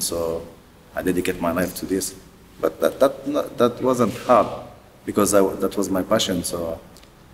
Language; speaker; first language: English; non-native, learner; French